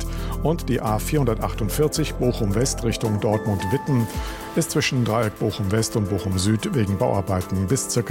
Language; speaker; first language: German; native; German